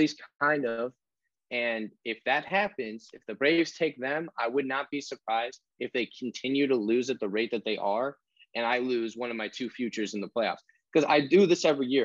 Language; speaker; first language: English; native; English